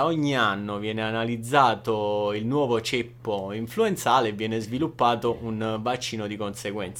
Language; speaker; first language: Italian; native; Italian